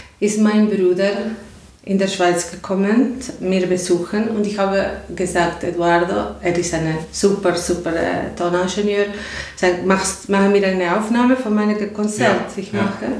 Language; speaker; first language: German; non-native, learner; Spanish